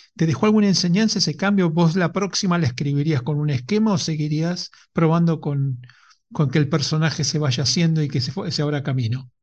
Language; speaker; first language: Spanish; native; Spanish